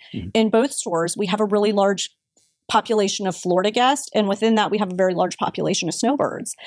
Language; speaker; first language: English; native; English